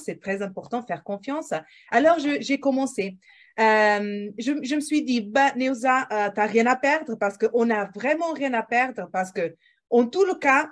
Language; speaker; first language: French; non-native, fluent; Portuguese